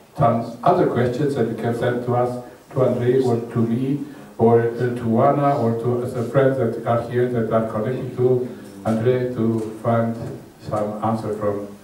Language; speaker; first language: English; non-native, fluent; Romanian